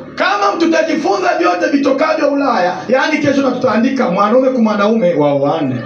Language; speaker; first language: Swahili; non-native, local second language; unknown